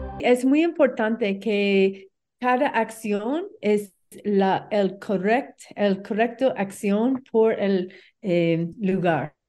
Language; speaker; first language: Spanish; non-native, learner; English